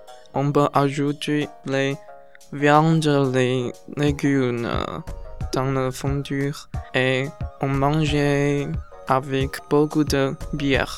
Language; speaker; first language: French; non-native, learner; Chinese